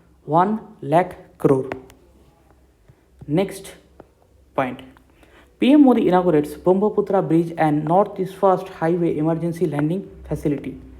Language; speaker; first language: English; non-native, local second language; Bangla